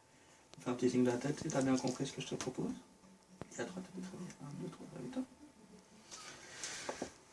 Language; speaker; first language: French; native; French